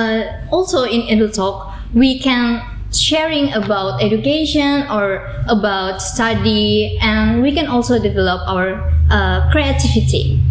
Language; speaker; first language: English; non-native, learner; Indonesian